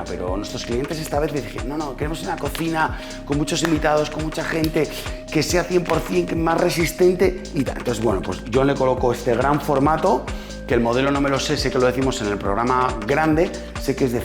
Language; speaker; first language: Spanish; native; Spanish